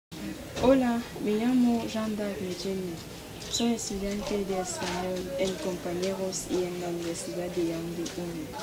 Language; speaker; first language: Spanish; non-native, learner; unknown